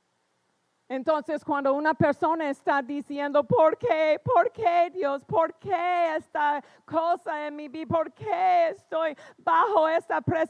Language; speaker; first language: Spanish; non-native, fluent; English